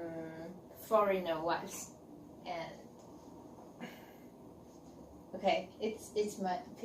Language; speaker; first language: English; non-native, learner; Chinese